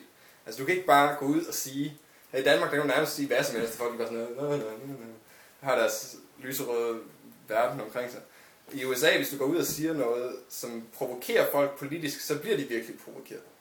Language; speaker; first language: Danish; native; Danish